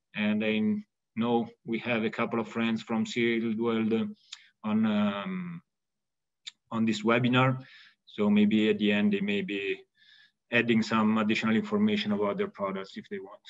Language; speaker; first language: English; non-native, fluent; Italian